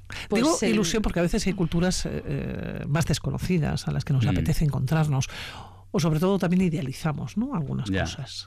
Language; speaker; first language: Spanish; native; Spanish